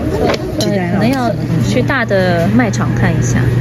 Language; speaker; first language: Chinese; native; Chinese